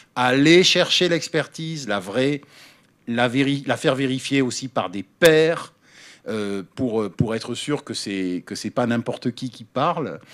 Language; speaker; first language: French; native; French